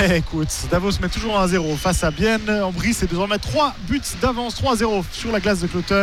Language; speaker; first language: French; native; French